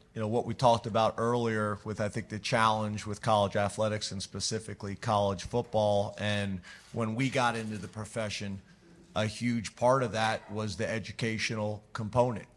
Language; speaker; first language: English; native; English